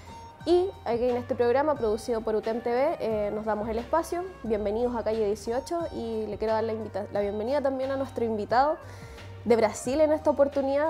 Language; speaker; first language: Spanish; native; Spanish